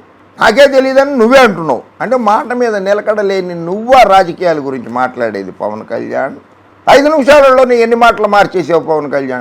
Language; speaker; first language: Telugu; native; Telugu